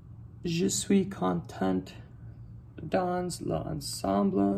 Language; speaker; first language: French; non-native, learner; English